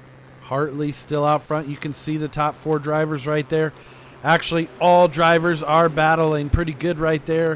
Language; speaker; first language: English; native; English